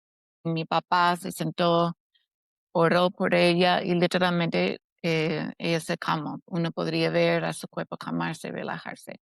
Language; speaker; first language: Spanish; non-native, fluent; English